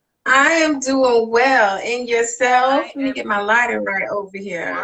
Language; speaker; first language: English; native; English